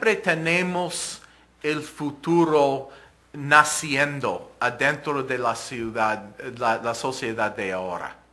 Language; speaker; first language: Spanish; non-native, fluent; English